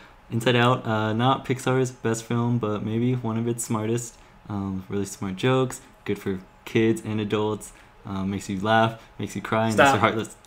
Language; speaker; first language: English; native; English